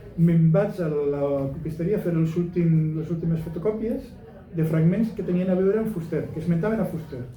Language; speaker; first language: Catalan; non-native, local second language; Spanish